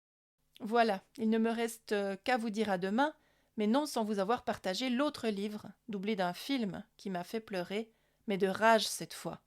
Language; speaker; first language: French; native; French